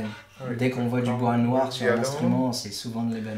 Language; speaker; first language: French; native; French